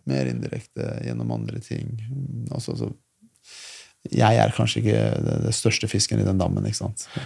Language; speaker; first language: Norwegian; early bilingual, other home language; Persian